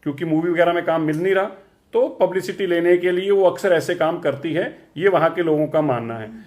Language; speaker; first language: Hindi; non-native, local second language; Punjabi